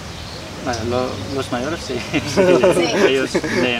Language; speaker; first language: Spanish; non-native, learner; Uzbek